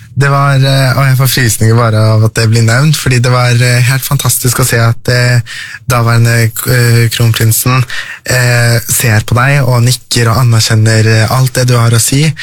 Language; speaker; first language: Norwegian; early bilingual, other home language; Persian